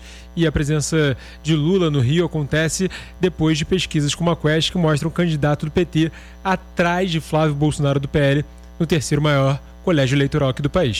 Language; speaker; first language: Portuguese; native; Portuguese